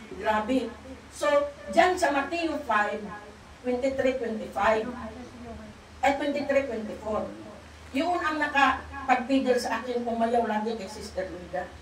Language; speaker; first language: Filipino; non-native, local second language; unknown